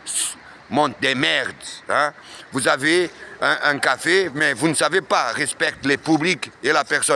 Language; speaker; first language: French; non-native, learner; Portuguese